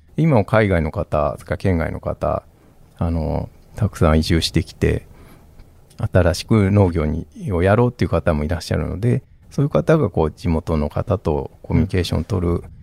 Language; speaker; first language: Japanese; native; Japanese